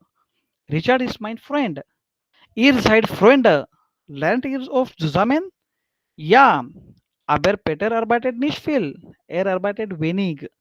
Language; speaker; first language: German; non-native, fluent; Hindi